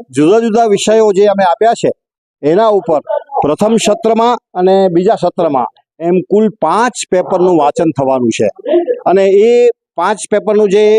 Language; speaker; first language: Gujarati; non-native, local second language; Kachhi